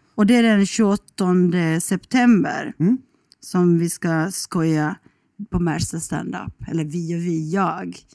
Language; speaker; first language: Swedish; native; Swedish